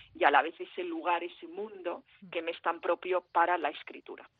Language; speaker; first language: Spanish; early bilingual, heritage; French